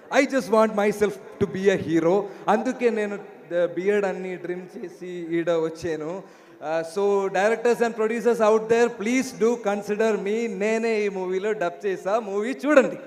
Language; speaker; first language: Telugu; non-native, learner; Malayalam